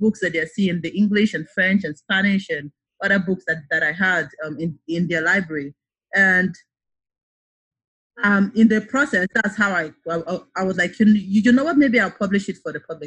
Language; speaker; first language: English; non-native, local second language; Igbo